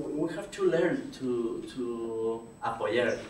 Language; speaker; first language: English; non-native, learner; Spanish